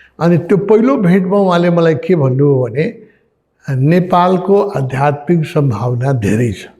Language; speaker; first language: Nepali; native; Nepali